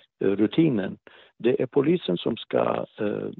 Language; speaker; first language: Swedish; non-native, fluent; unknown